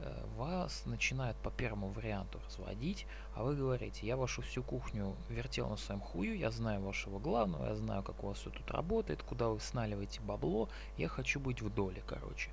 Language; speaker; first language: Russian; native; Russian